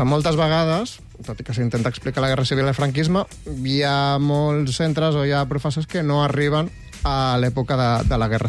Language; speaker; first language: Catalan; native; Catalan